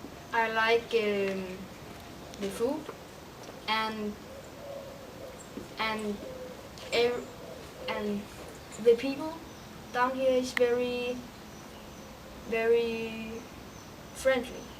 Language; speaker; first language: English; non-native, learner; Danish